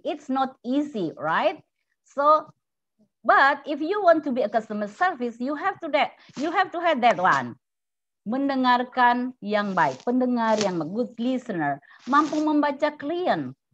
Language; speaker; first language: English; non-native, fluent; Indonesian